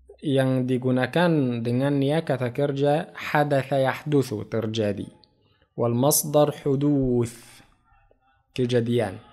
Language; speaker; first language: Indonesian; non-native, fluent; Arabic